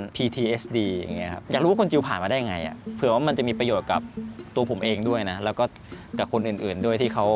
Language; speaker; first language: Thai; native; Thai